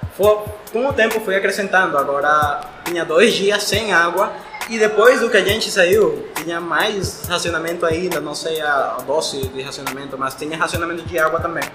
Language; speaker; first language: Portuguese; non-native, fluent; Spanish